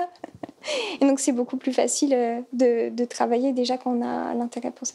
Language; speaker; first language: French; native; French